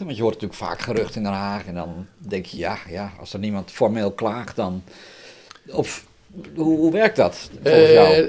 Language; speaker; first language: Dutch; native; Dutch